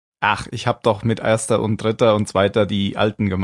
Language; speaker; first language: German; native; German